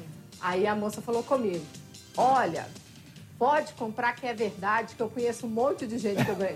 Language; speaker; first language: Portuguese; native; Portuguese